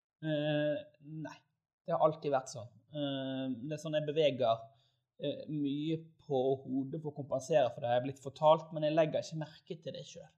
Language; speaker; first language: Norwegian; native; Norwegian